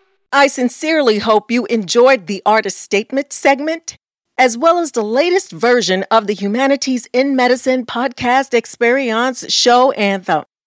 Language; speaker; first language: English; early bilingual, other home language; Spanish